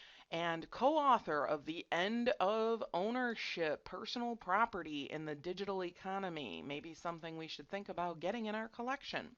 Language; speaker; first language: English; native; English